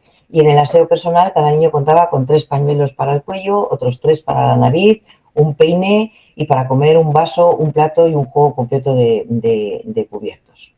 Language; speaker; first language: Spanish; native; Spanish